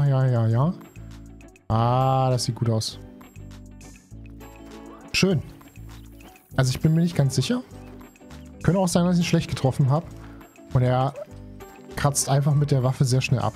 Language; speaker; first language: German; native; German